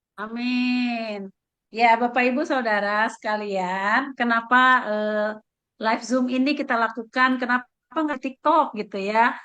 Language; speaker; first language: Indonesian; native; Indonesian